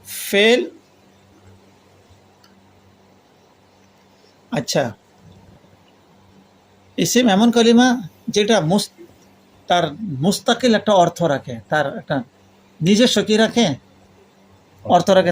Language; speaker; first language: Bangla; non-native, local second language; Urdu